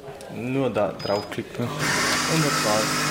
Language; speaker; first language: German; non-native, learner; Bosnian